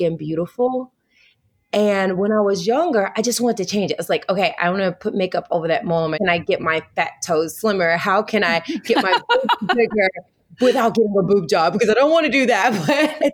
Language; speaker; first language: English; native; English